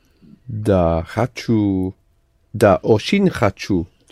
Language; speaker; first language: Russian; non-native, learner; English